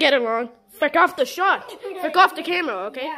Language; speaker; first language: English; native; English